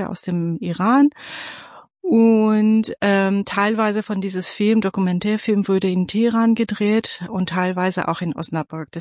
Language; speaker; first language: German; non-native, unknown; Persian